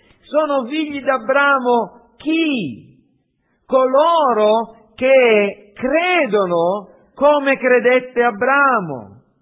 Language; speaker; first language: Italian; native; Italian